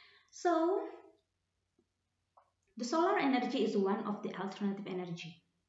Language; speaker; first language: English; non-native, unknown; Indonesian